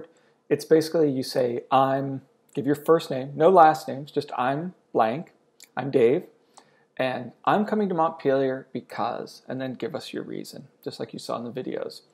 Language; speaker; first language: English; native; English